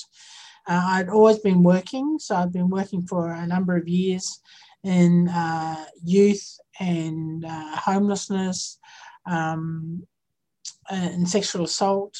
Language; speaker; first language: English; native; English